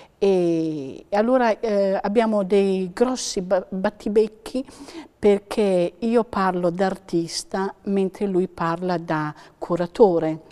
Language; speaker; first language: Italian; native; Italian